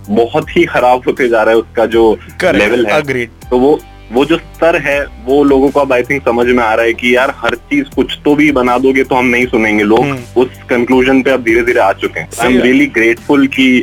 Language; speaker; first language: Hindi; native; Hindi